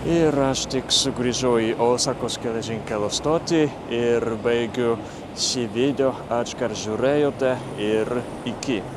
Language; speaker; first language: Lithuanian; non-native, fluent; Japanese